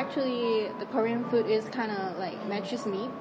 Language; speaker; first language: English; non-native, fluent; Cantonese